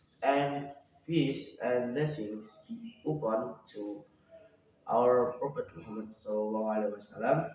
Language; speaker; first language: English; non-native, learner; Indonesian